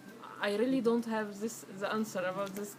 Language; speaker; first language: English; non-native, learner; Arabic